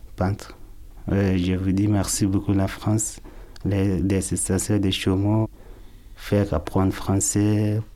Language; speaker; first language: French; non-native, learner; Arabic